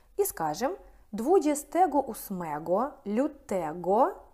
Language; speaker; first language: Russian; native; Russian